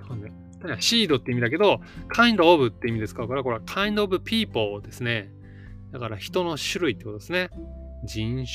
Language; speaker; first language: Japanese; native; Japanese